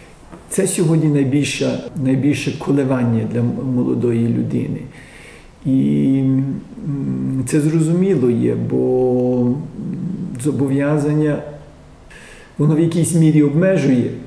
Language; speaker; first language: Ukrainian; early bilingual, heritage; Ukrainian